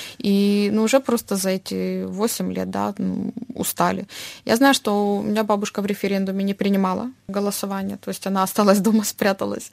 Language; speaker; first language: Russian; native; Russian